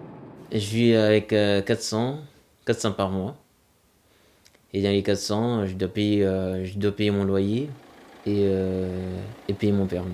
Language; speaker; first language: French; non-native, local second language; Comorian